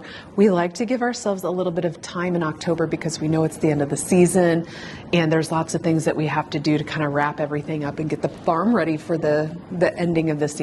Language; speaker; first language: English; native; English